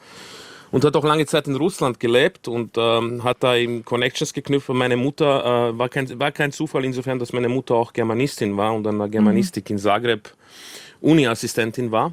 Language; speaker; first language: German; early bilingual, other home language; Croatian